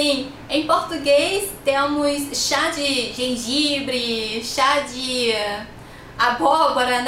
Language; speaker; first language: Portuguese; non-native, fluent; Chinese